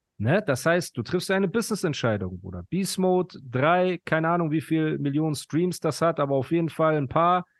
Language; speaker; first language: German; early bilingual, other home language; Persian